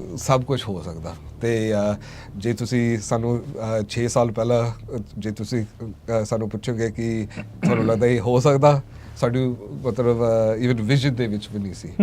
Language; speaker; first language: Punjabi; early bilingual, heritage; Punjabi